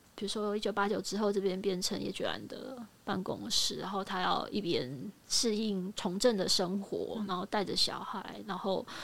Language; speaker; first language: Chinese; native; Chinese